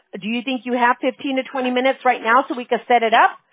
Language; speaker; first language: English; early bilingual, other home language; Spanish